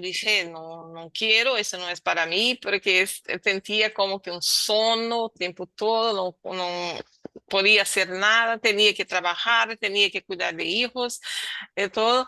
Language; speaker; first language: Spanish; non-native, learner; Portuguese